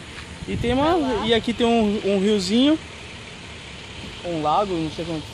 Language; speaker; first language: Portuguese; native; Portuguese